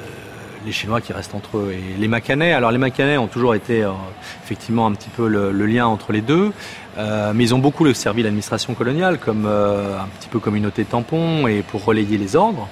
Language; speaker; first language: French; native; French